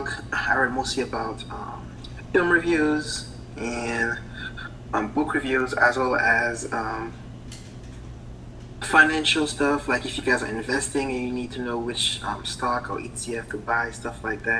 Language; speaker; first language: English; non-native, fluent; Haitian Creole